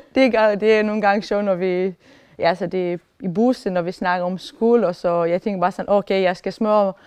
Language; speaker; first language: Danish; non-native, fluent; Romanian